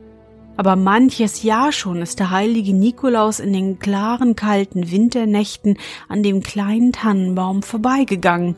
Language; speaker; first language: German; native; German